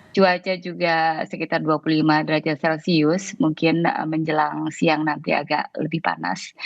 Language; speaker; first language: Indonesian; native; Indonesian